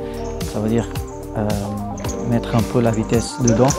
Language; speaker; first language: French; non-native, fluent; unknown